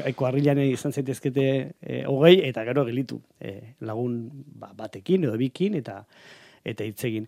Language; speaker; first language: Basque; native; Basque